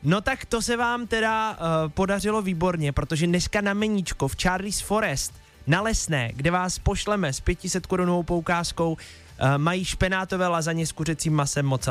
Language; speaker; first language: Czech; native; Czech